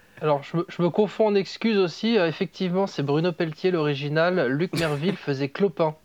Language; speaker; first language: French; native; French